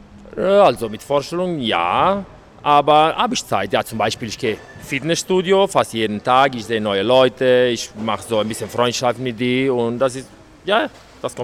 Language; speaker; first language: German; non-native, learner; Italian